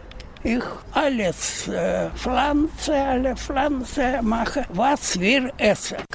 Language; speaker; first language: German; non-native, learner; Russian